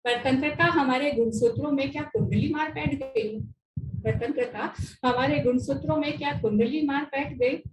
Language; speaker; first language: Hindi; non-native, local second language; Marathi